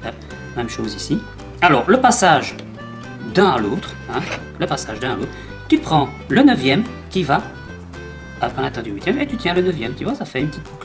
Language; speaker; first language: French; native; French